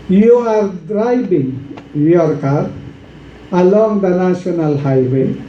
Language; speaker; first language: English; non-native, local second language; Filipino